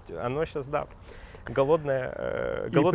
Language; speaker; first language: Russian; native; Russian